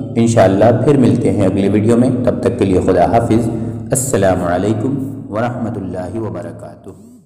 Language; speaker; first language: Urdu; native; Urdu